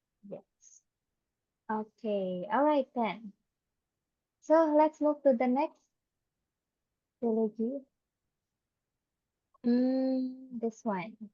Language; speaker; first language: English; non-native, fluent; Indonesian